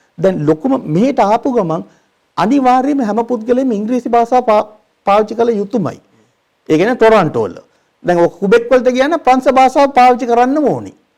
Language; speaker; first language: Sinhala; non-native, local second language; Tamil